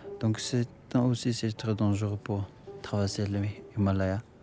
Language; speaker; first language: French; non-native, learner; Tibetan